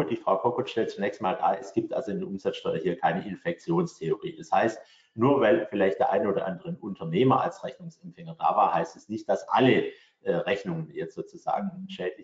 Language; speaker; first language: German; native; German